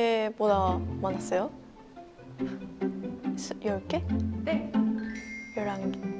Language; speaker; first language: Korean; non-native, fluent; Japanese